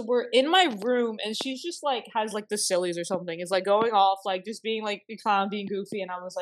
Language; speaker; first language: English; native; English